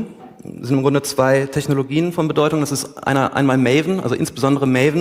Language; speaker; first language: German; native; German